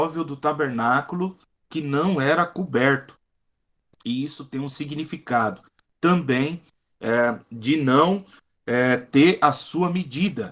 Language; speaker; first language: Portuguese; native; Portuguese